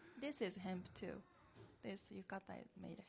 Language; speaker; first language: English; non-native, learner; Japanese